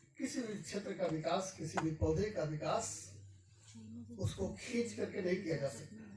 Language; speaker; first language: Hindi; native; Hindi